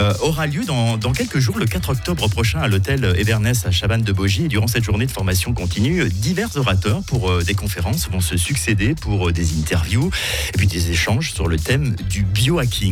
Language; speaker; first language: French; native; French